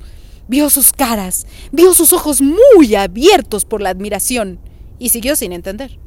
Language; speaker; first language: Spanish; native; Spanish